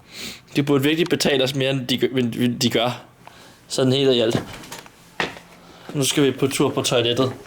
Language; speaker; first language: Danish; native; Danish